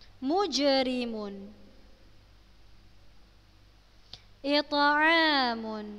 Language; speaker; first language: Arabic; non-native, fluent; Indonesian